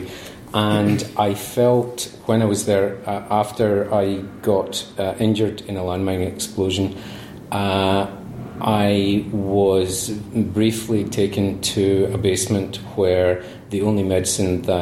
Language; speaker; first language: English; native; English